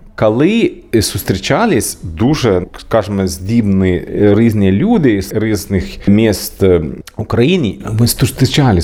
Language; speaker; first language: Ukrainian; non-native, learner; Swedish